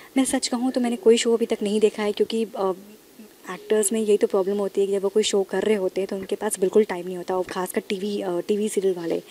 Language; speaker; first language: Hindi; native; Hindi